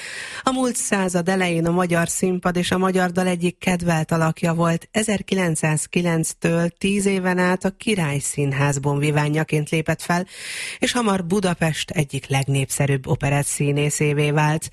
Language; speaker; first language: Hungarian; native; Hungarian